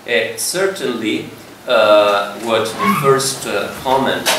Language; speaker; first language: English; non-native, fluent; Italian